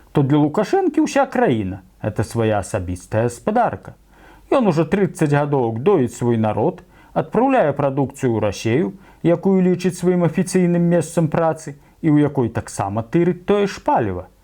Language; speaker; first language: Belarusian; native; Belarusian